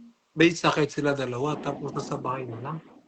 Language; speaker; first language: Filipino; non-native, learner; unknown